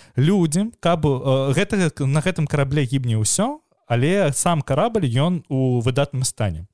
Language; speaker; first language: Belarusian; non-native, local second language; Russian